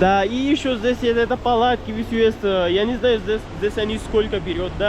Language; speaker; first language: Russian; non-native, learner; Urdu